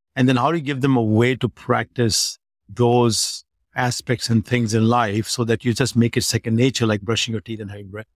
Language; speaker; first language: English; non-native, local second language; Hindi